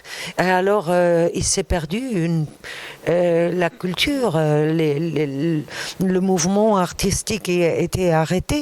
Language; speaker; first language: French; non-native, fluent; Arabic